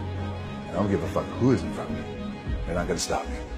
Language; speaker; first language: English; native; English